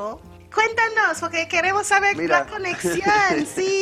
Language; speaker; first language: Spanish; non-native, fluent; English